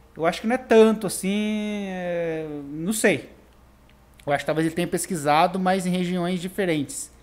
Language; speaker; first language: Portuguese; native; Portuguese